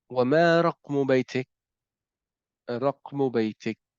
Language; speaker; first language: Arabic; non-native, fluent; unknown